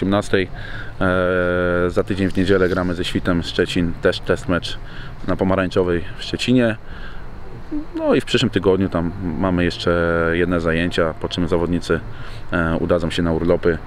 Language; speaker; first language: Polish; native; Polish